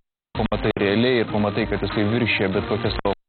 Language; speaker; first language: Lithuanian; native; Lithuanian